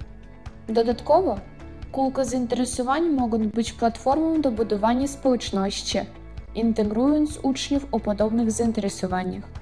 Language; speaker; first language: Polish; non-native, fluent; Ukrainian